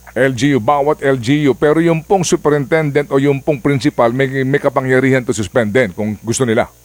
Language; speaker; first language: Filipino; non-native, local second language; Waray